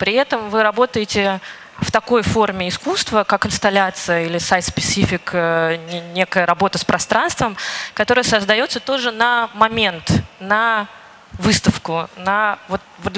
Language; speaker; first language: Russian; native; Russian